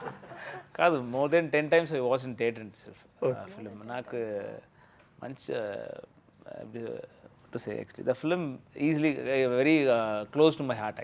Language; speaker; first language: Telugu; non-native, learner; Tamil